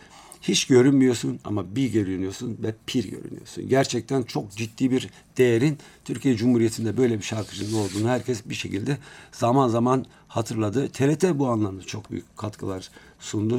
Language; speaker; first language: Turkish; native; Turkish